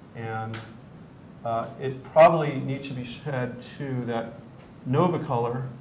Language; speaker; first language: English; native; English